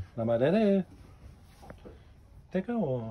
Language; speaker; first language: Spanish; non-native, fluent; English